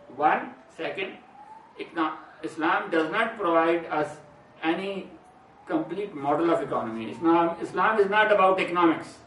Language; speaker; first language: English; non-native, local second language; Urdu